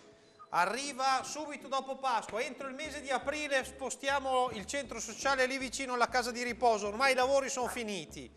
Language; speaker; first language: Italian; native; Italian